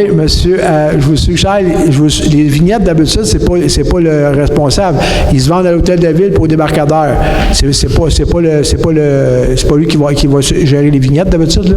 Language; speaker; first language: French; native; French